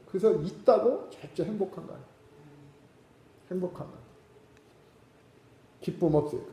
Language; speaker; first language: Korean; native; Korean